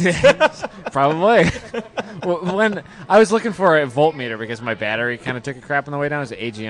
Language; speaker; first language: English; native; English